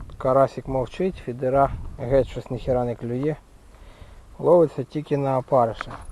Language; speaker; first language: Ukrainian; native; Ukrainian